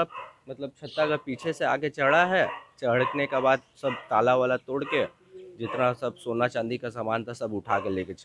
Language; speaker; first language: Hindi; non-native, local second language; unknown